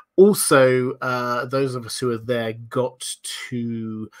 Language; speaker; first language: English; native; English